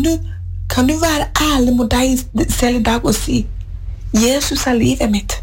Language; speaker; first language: Norwegian; non-native, fluent; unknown